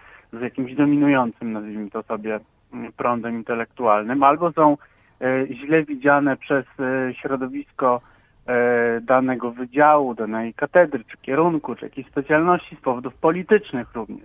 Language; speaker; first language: Polish; native; Polish